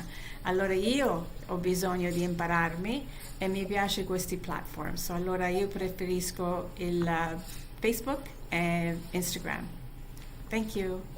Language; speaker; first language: Italian; early bilingual, heritage; Italian